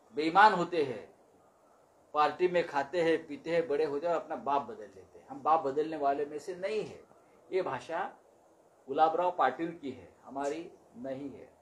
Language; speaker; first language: Hindi; non-native, local second language; Marathi